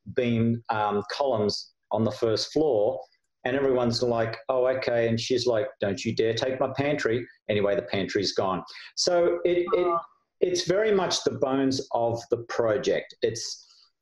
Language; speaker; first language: English; native; English